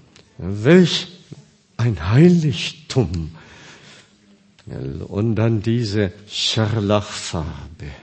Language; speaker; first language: German; non-native, fluent; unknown